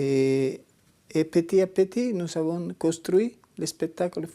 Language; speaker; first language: French; non-native, learner; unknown